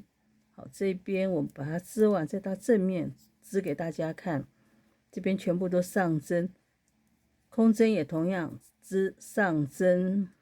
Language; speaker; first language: Chinese; native; Chinese